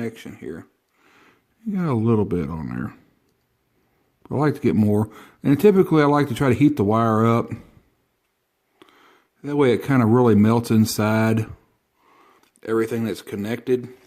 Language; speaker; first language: English; native; English